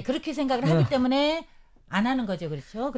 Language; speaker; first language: Korean; native; Korean